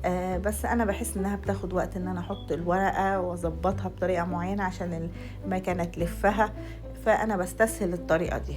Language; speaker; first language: Arabic; native; Arabic